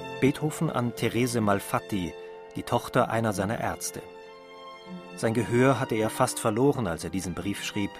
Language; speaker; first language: German; native; German